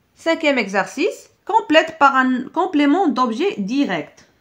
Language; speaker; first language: French; non-native, local second language; Arabic